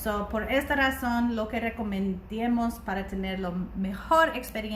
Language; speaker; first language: Spanish; non-native, learner; English